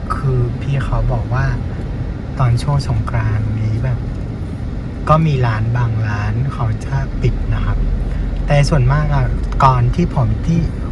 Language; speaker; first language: Thai; non-native, fluent; Vietnamese